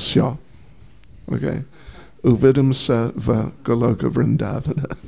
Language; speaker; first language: Russian; non-native, learner; English